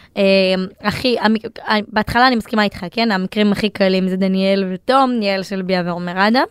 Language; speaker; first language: Hebrew; native; Hebrew